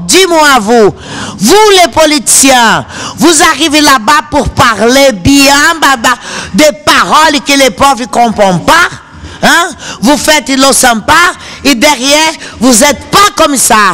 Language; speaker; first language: French; non-native, fluent; Portuguese